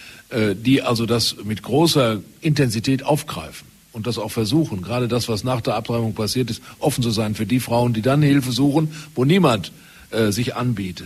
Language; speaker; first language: German; native; German